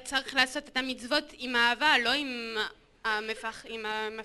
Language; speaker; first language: Hebrew; non-native, learner; French